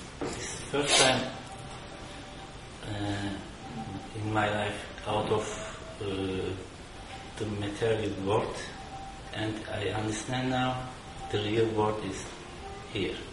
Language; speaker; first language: English; non-native, learner; Turkish